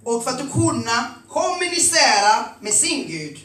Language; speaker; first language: Swedish; non-native, fluent; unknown